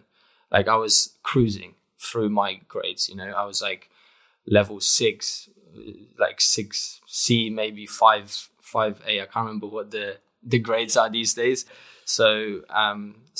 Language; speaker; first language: English; non-native, fluent; Polish